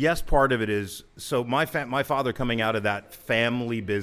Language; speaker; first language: English; native; English